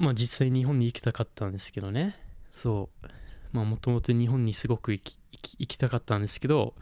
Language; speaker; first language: Japanese; non-native, fluent; English